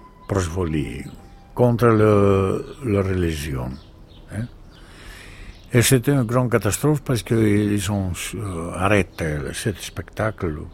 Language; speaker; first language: French; non-native, learner; Greek